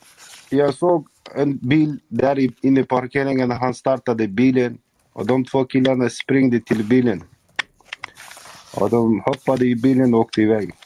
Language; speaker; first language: Swedish; non-native, local second language; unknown